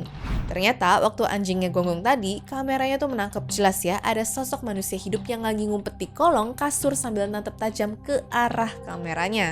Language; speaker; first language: Indonesian; native; Indonesian